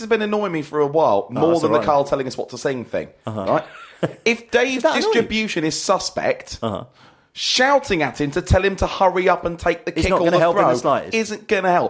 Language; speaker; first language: English; native; English